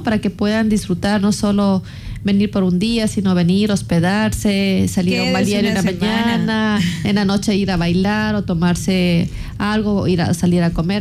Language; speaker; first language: Spanish; native; Spanish